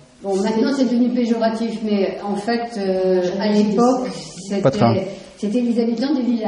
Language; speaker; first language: French; native; French